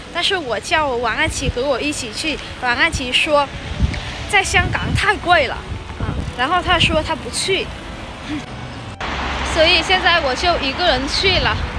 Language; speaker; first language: Chinese; non-native, fluent; Vietnamese